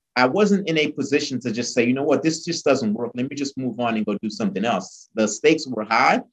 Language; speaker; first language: English; early bilingual, other home language; Haitian Creole